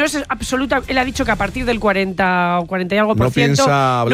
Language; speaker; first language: Spanish; native; Spanish